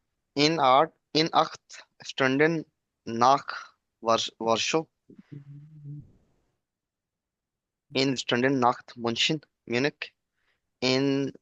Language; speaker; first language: German; non-native, learner; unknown